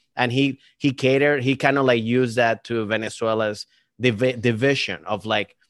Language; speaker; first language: English; early bilingual, other home language; Spanish